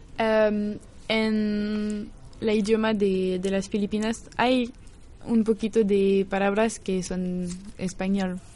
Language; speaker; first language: Spanish; non-native, learner; French